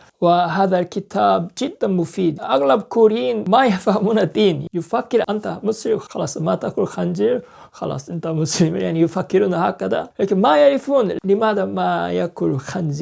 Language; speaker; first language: Arabic; non-native, learner; Korean